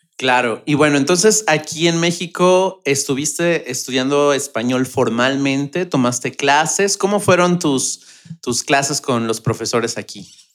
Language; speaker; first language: Spanish; native; Spanish